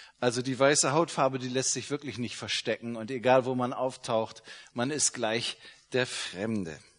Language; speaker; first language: German; native; German